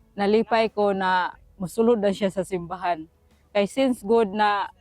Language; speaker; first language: Cebuano; native; Cebuano